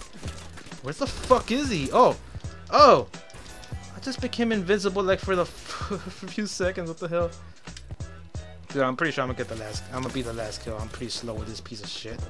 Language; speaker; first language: English; native; English